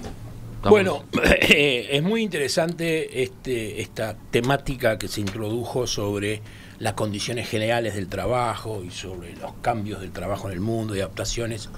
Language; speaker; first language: Spanish; native; Spanish